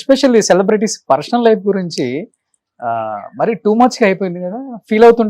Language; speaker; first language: Telugu; native; Telugu